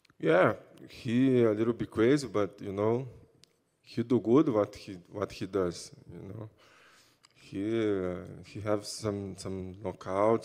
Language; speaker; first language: English; non-native, learner; Portuguese